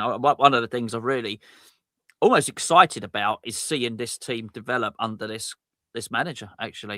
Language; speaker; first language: English; native; English